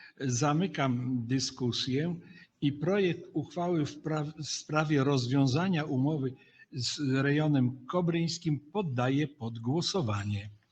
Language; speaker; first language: Polish; native; Polish